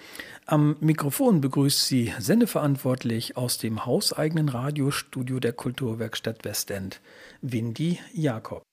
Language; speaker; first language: German; native; German